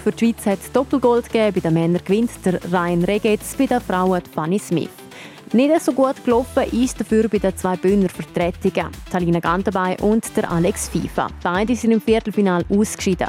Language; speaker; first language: German; native; German